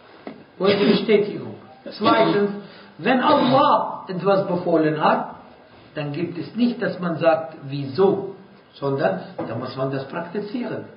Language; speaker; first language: German; non-native, fluent; Arabic